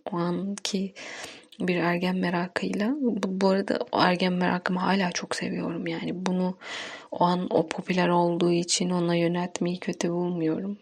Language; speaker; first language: Turkish; non-native, local second language; Kurdish